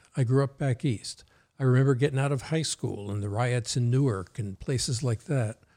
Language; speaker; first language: English; early bilingual, other home language; Norwegian